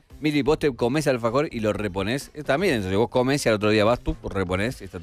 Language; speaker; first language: Spanish; native; Spanish